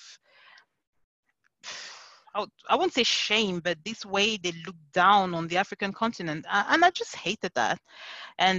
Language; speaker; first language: English; non-native, local second language; French